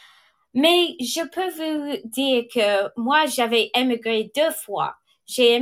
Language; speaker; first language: French; non-native, fluent; English